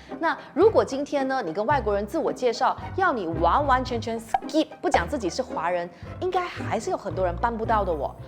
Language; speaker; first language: Chinese; native; Chinese